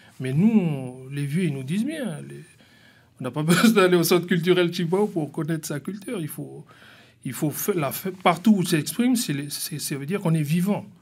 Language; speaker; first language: French; native; French